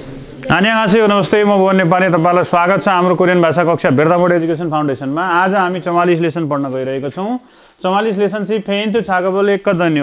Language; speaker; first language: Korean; non-native, fluent; Nepali